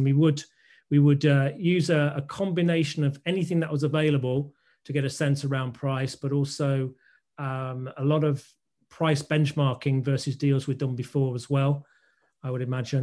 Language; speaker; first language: English; native; English